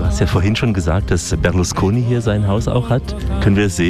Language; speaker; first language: German; native; German